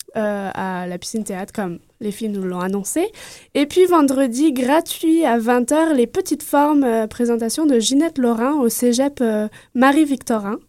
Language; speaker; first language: French; native; French